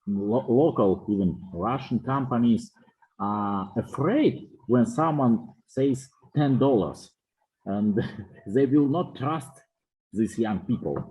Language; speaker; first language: English; non-native, fluent; Russian